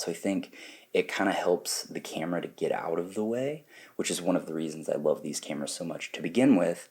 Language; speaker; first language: English; native; English